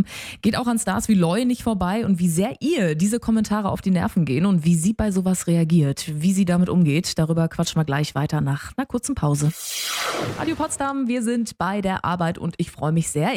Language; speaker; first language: German; native; German